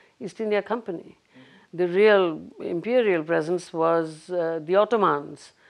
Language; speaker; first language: English; non-native, local second language; Bangla